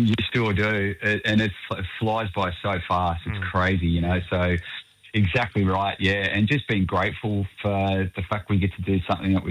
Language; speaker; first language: English; native; English